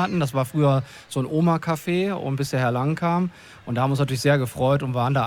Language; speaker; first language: German; native; German